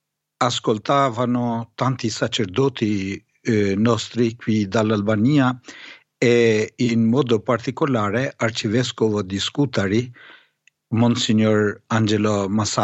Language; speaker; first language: Italian; non-native, fluent; Albanian